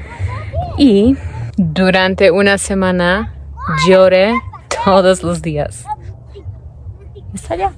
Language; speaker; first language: Spanish; non-native, fluent; Polish